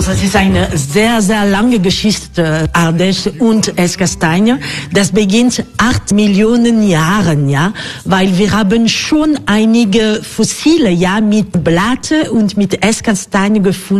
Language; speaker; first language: German; non-native, fluent; French